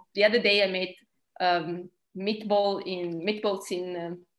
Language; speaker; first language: English; non-native, fluent; Italian